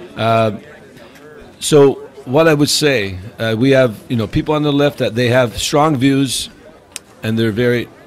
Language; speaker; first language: English; native; English